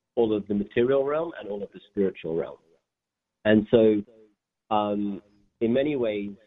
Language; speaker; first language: English; native; English